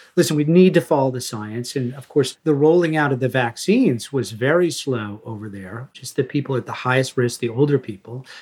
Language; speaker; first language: English; native; English